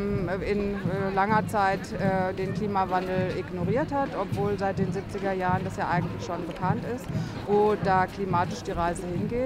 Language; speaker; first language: German; native; German